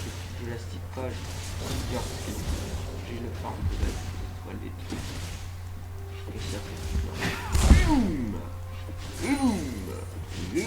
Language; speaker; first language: French; native; French